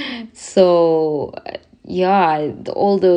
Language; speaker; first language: English; non-native, local second language; Zulu